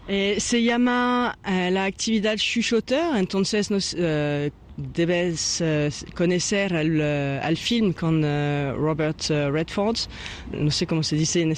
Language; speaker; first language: Spanish; non-native, learner; French